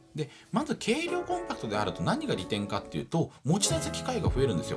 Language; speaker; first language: Japanese; native; Japanese